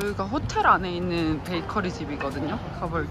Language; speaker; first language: Korean; native; Korean